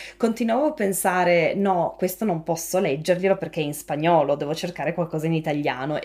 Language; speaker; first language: Italian; native; Italian